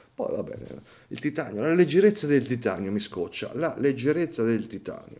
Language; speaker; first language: Italian; native; Italian